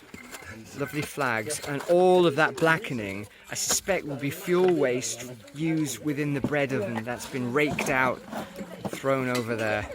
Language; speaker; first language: English; native; English